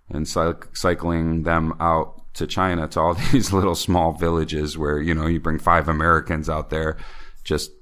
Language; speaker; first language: English; native; English